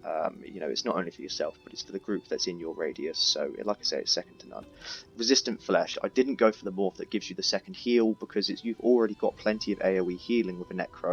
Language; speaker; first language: English; native; English